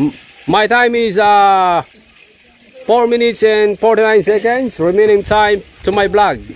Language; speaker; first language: English; non-native, learner; Filipino